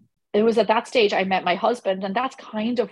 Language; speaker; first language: English; native; English